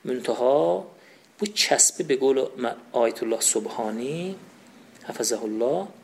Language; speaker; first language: Persian; non-native, local second language; Azerbaijani